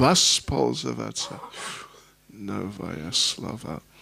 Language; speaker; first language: Russian; non-native, learner; English